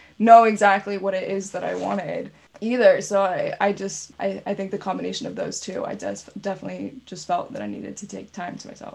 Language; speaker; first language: English; native; English